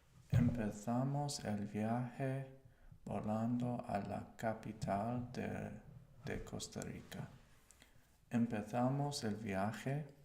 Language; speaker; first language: Spanish; non-native, learner; English